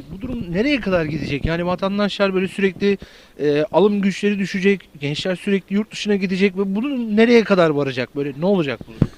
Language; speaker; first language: Turkish; native; Turkish